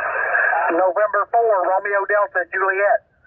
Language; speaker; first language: English; native; English